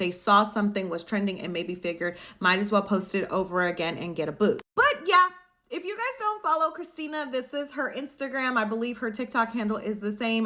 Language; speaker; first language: English; native; English